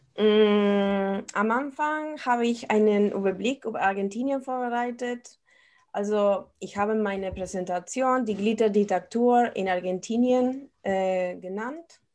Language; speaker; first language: German; non-native, fluent; Spanish